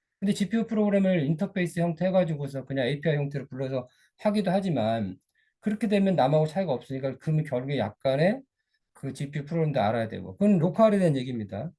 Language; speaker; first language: Korean; native; Korean